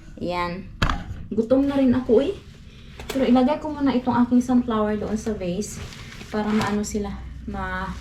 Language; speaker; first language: Filipino; non-native, local second language; Hiligaynon